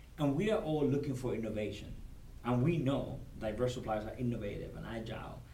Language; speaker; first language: English; non-native, fluent; Spanish